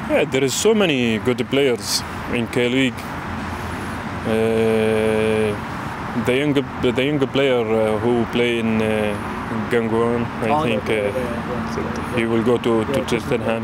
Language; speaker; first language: English; non-native, learner; Arabic